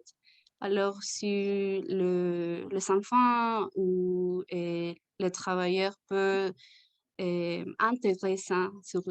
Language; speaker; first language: French; non-native, learner; Spanish